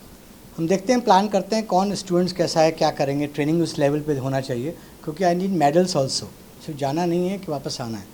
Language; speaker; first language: Hindi; native; Hindi